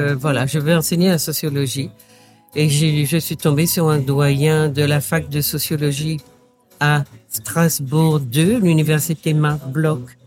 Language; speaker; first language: French; native; French